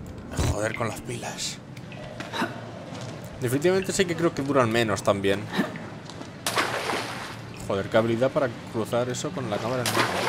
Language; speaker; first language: Spanish; native; Spanish